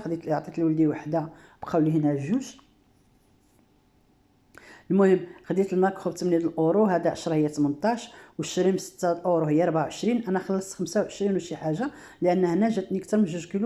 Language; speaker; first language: Arabic; native; Arabic